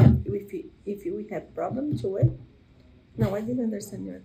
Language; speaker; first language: English; non-native, learner; Portuguese